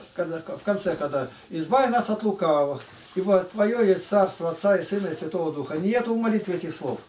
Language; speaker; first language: Russian; native; Russian